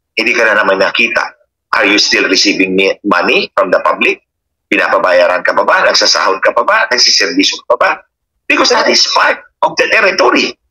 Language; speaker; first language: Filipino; non-native, local second language; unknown